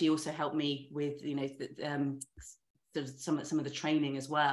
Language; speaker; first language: English; native; English